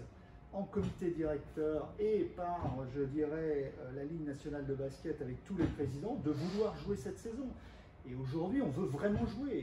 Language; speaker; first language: French; native; French